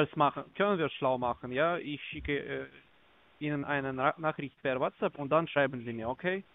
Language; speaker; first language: German; non-native, learner; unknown